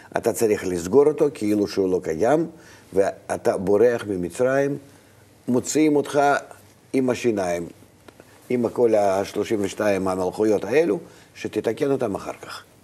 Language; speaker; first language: Hebrew; non-native, fluent; Russian